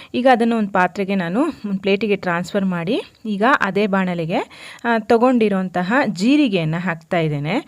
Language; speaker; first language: Kannada; native; Kannada